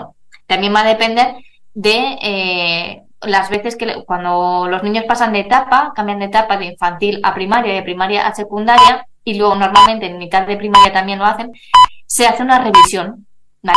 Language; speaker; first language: Spanish; native; Spanish